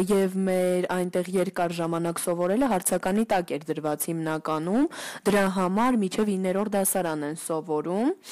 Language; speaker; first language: Armenian; early bilingual, heritage; Turkish